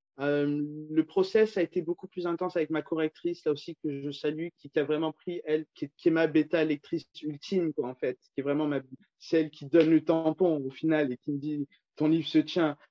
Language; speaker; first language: French; native; French